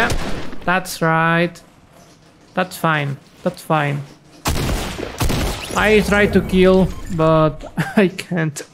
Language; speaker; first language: English; non-native, learner; Spanish